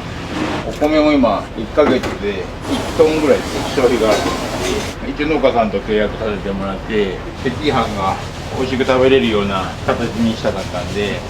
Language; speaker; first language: Japanese; native; Japanese